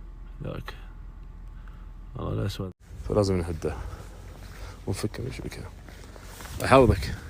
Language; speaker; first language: Arabic; native; Arabic